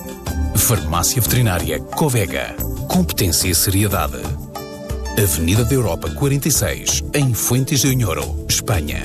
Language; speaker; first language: Portuguese; native; Portuguese